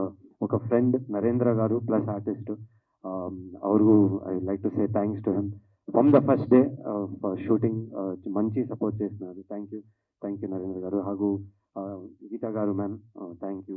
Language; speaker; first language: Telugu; non-native, learner; Kannada